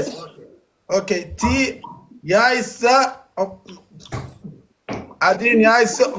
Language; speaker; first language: Russian; non-native, learner; Turkmen